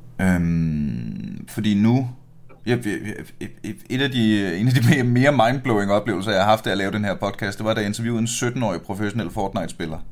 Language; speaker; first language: Danish; native; Danish